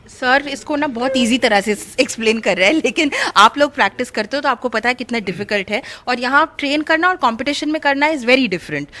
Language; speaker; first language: Hindi; native; Hindi